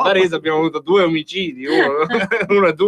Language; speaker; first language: Italian; native; Italian